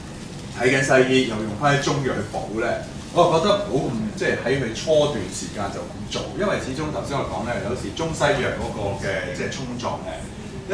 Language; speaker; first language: Cantonese; native; Cantonese